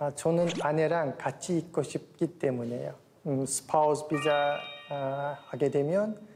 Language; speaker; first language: Korean; non-native, fluent; Turkish